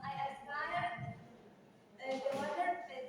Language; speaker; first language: English; non-native, learner; Indonesian